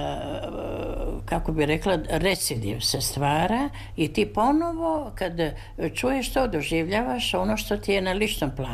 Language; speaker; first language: Serbian; native; Serbian